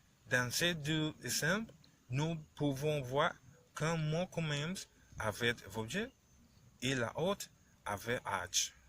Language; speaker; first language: French; non-native, learner; Spanish